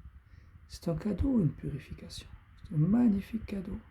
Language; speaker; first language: French; native; French